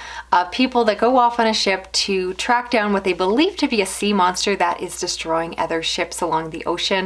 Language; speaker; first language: English; native; English